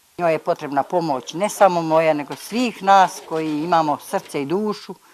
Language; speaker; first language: Bosnian; native; Bosnian